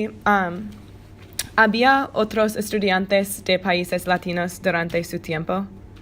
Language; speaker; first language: Spanish; non-native, learner; English